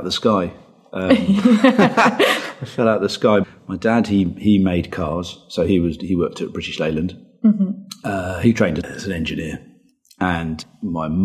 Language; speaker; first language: English; native; English